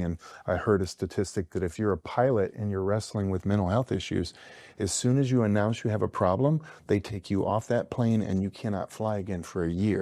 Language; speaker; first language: English; native; English